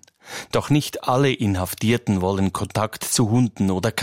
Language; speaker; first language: German; native; German